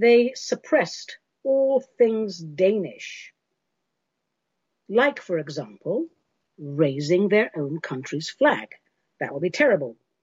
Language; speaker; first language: English; native; English